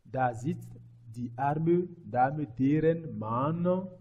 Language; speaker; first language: German; non-native, fluent; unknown